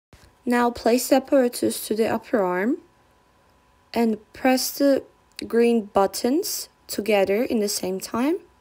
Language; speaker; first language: English; non-native, fluent; Turkish